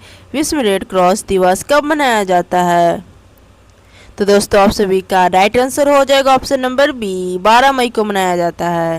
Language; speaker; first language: Hindi; native; Hindi